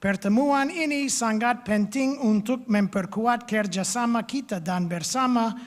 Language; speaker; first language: Indonesian; non-native, learner; English